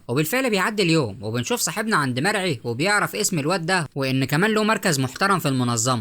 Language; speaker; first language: Arabic; native; Arabic